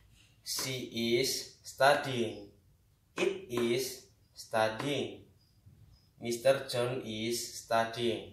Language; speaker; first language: English; non-native, learner; Indonesian